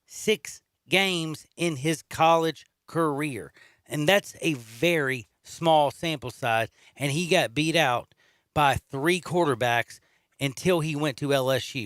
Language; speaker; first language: English; native; English